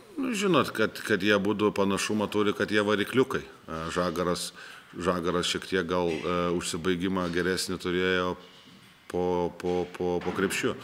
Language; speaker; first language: Lithuanian; native; Lithuanian